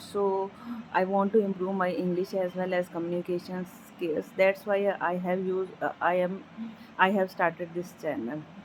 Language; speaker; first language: English; non-native, learner; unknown